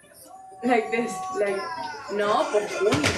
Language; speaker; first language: English; non-native, fluent; Spanish